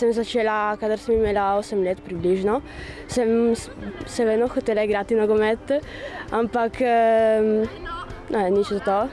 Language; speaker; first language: Slovenian; early bilingual, heritage; Slovenian